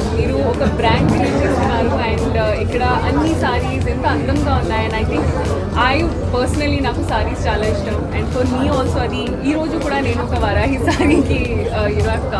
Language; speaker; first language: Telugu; non-native, learner; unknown